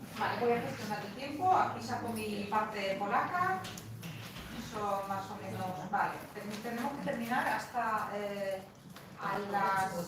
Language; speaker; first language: Spanish; non-native, fluent; Polish